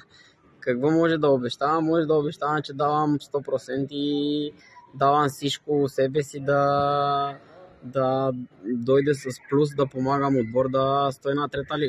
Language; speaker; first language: Bulgarian; non-native, learner; Romanian